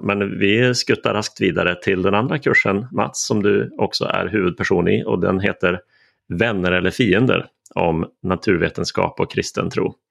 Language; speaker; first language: Swedish; native; Swedish